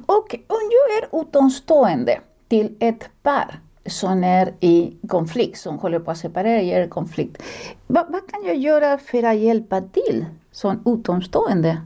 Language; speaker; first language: Swedish; non-native, fluent; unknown